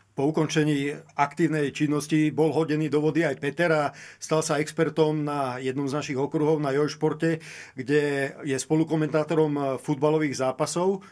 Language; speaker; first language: Slovak; native; Slovak